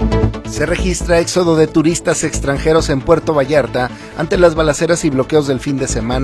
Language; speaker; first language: Spanish; native; Spanish